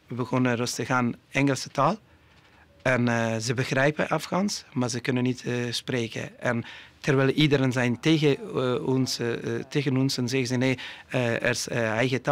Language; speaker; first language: Dutch; non-native, learner; Persian